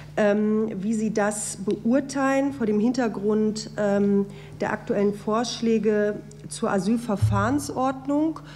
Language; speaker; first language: German; native; German